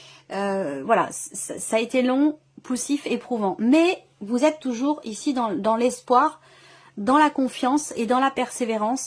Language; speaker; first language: French; native; French